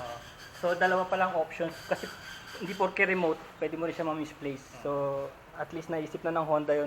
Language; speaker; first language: Filipino; native; Filipino